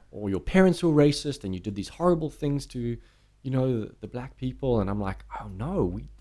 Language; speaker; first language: English; native; English